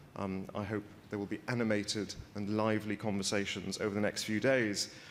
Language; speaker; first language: English; native; English